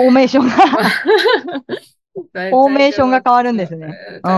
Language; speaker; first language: Japanese; native; Japanese